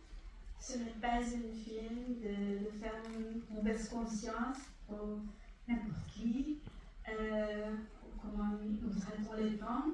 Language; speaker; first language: French; non-native, fluent; Hungarian